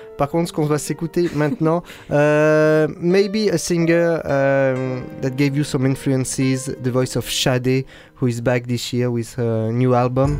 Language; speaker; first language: English; non-native, fluent; French